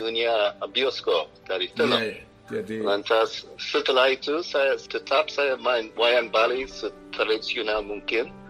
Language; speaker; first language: Indonesian; non-native, fluent; English